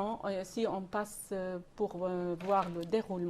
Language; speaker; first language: French; non-native, fluent; Arabic